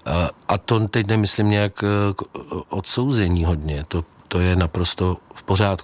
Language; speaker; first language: Czech; native; Czech